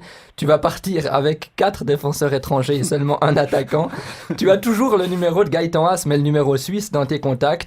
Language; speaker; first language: French; native; French